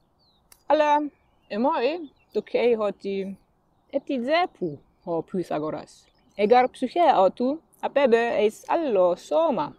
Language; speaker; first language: Greek; non-native, fluent; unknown